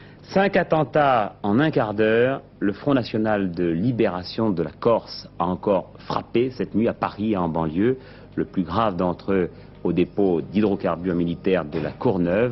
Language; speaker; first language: French; native; French